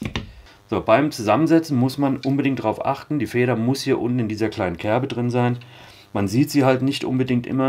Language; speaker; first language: German; native; German